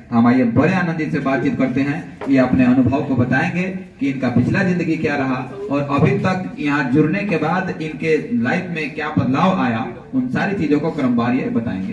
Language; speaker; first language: Hindi; native; Hindi